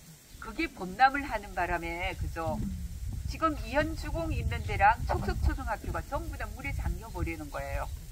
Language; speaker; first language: Korean; native; Korean